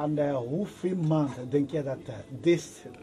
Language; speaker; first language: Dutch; non-native, learner; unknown